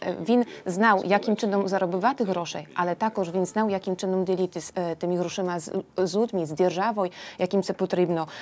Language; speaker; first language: Polish; non-native, learner; Ukrainian